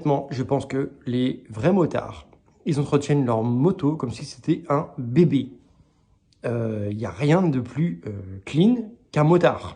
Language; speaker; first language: French; native; French